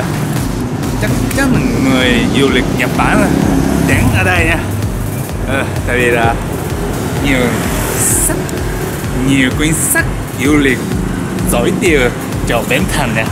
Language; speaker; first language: Vietnamese; non-native, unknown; Japanese